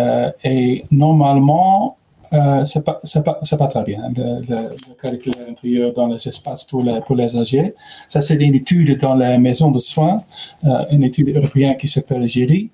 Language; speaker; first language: French; non-native, learner; Dutch